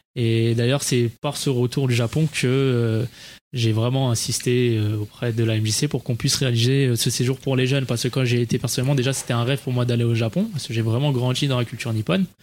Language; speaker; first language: French; native; French